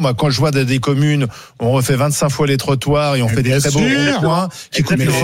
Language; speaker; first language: French; native; French